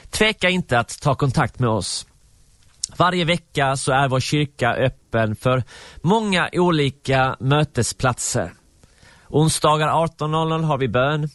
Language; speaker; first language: Swedish; native; Swedish